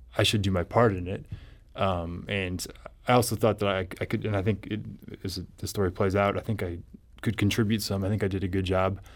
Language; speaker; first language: English; native; English